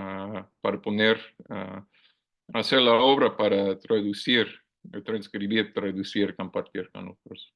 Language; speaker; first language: Spanish; non-native, learner; English